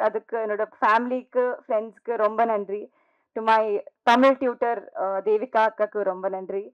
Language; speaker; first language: Tamil; non-native, learner; Telugu